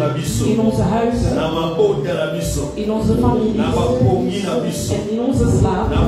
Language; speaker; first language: Dutch; non-native, fluent; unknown